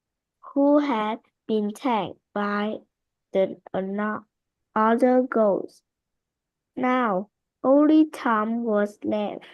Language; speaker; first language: English; non-native, learner; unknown